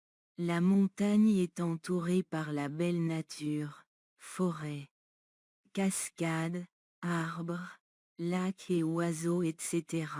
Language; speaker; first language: French; non-native, learner; Bangla